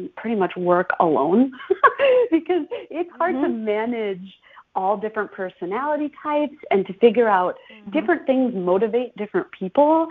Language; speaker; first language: English; native; English